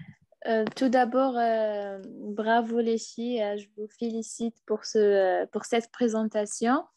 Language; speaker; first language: French; non-native, learner; Arabic